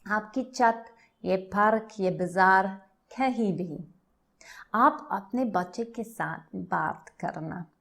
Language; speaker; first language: Hindi; non-native, learner; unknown